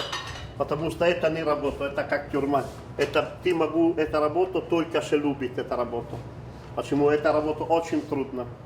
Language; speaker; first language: Russian; non-native, learner; Italian